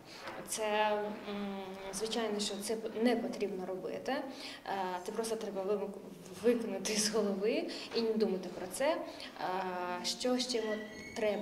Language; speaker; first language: Ukrainian; non-native, fluent; Azerbaijani